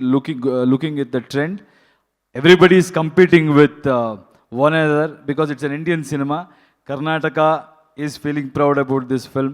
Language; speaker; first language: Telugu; non-native, learner; Kannada